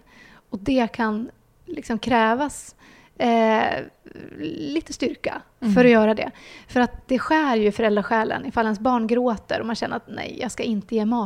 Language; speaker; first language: Swedish; native; Swedish